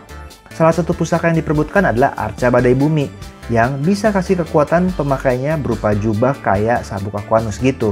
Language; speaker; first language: Indonesian; native; Indonesian